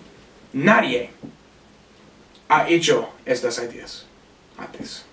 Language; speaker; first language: Spanish; non-native, learner; English